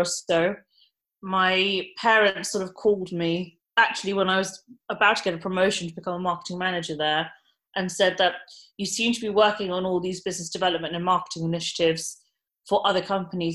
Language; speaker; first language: English; native; English